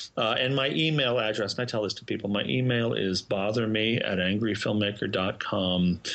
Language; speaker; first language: English; native; English